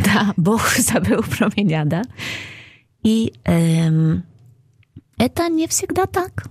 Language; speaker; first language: Russian; non-native, fluent; Polish